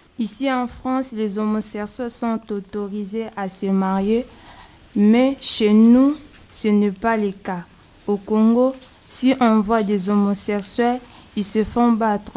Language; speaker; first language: French; non-native, local second language; Lingala